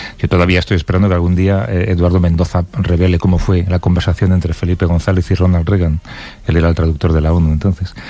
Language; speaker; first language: Spanish; native; Spanish